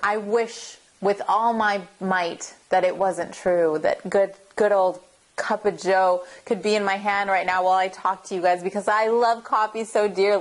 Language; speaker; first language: English; native; English